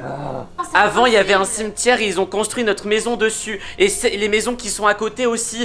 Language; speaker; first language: French; native; French